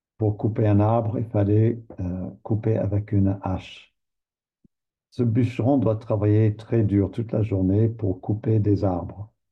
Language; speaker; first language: French; native; French